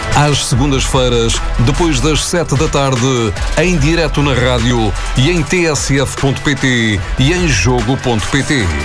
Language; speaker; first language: Portuguese; native; Portuguese